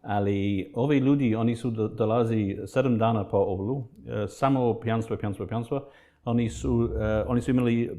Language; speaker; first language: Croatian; non-native, fluent; English